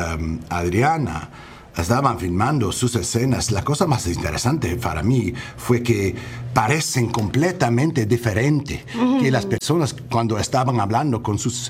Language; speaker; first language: Spanish; non-native, learner; English